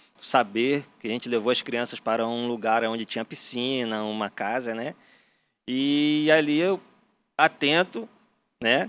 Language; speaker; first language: Portuguese; native; Portuguese